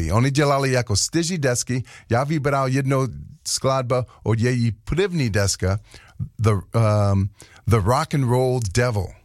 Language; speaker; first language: Czech; non-native, learner; English